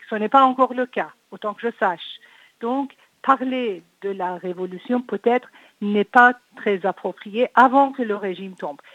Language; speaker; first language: French; non-native, fluent; Persian